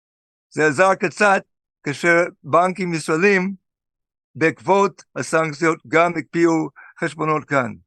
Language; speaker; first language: Hebrew; non-native, fluent; English